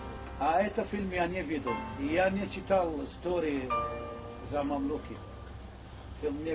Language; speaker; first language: Russian; non-native, learner; Arabic